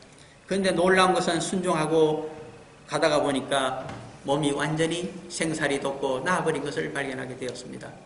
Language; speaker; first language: Korean; native; Korean